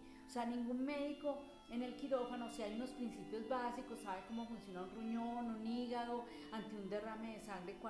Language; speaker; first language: Spanish; native; Spanish